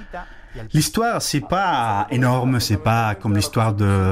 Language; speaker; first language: French; non-native, fluent; Spanish